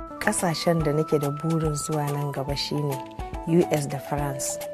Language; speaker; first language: Hausa; non-native, local second language; Fula